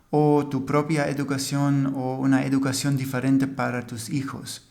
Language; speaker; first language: Spanish; non-native, fluent; German